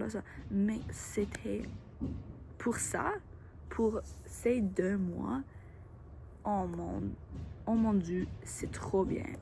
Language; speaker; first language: French; non-native, learner; English